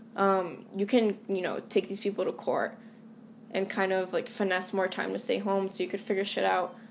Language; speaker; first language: English; native; English